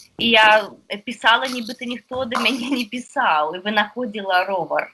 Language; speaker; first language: Belarusian; non-native, local second language; Russian